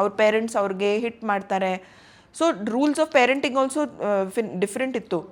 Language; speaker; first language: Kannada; non-native, local second language; Hindi